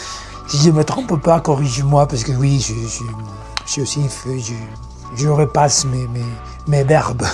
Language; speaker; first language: French; non-native, learner; Spanish